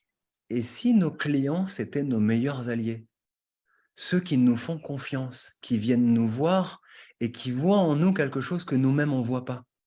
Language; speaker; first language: French; native; French